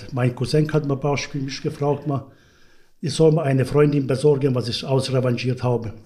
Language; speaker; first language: German; non-native, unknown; Hungarian